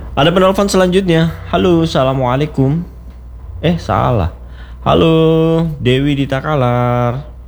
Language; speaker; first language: Indonesian; native; Indonesian